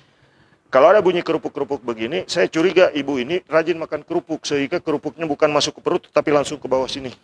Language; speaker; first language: Indonesian; native; Indonesian